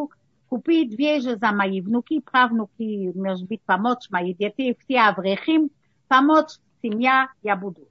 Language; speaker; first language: Russian; early bilingual, heritage; Russian